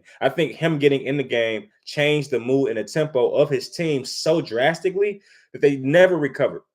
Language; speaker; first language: English; native; English